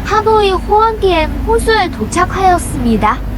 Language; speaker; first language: Korean; native; Korean